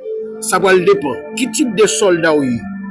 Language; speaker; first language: Haitian Creole; native; Haitian Creole